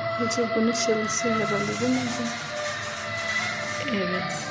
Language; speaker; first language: Turkish; non-native, learner; Indonesian